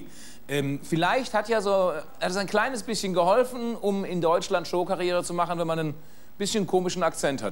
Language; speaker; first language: German; non-native, fluent; Dutch